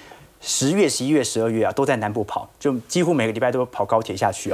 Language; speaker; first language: Chinese; native; Chinese